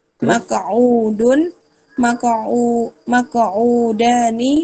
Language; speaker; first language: Arabic; non-native, learner; Indonesian